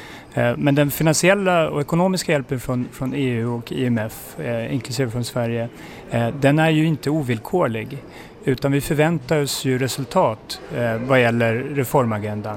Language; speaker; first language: Swedish; native; Swedish